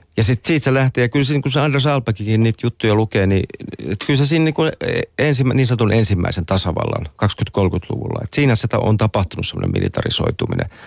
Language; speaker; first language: Finnish; native; Finnish